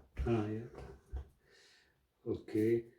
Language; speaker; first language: German; non-native, learner; Tamil